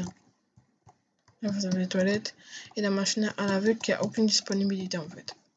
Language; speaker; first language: French; native; French